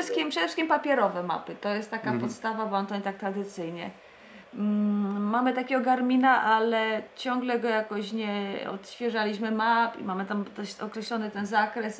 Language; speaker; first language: Polish; native; Polish